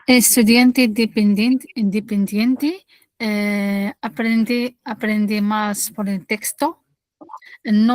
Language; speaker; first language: Spanish; non-native, learner; Arabic